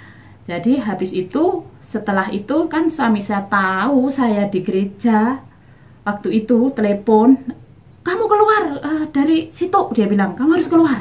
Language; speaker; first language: Indonesian; non-native, local second language; Javanese